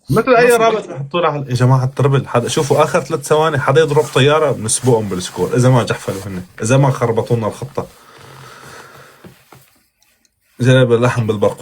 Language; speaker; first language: Arabic; native; Arabic